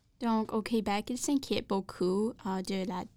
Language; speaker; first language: French; non-native, learner; English